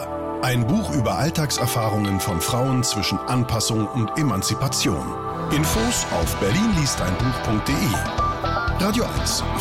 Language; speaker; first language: German; native; German